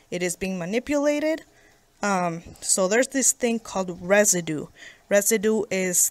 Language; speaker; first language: English; native; English